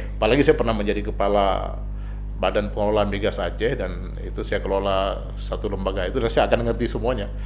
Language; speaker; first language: Indonesian; non-native, local second language; Achinese